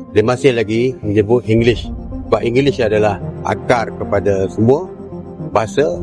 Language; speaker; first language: Malay; native; Malay